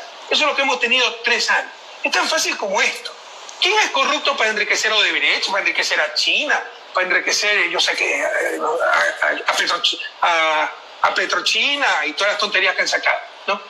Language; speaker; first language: Spanish; native; Spanish